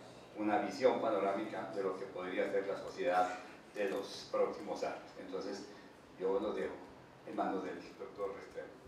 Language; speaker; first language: Spanish; native; Spanish